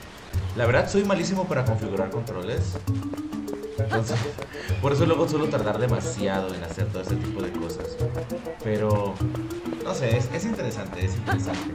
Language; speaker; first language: Spanish; native; Spanish